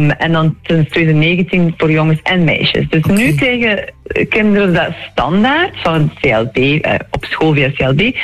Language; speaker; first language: Dutch; early bilingual, other home language; Turkish